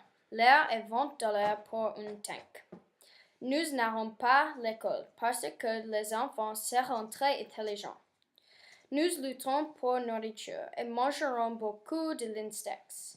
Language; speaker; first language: French; non-native, learner; English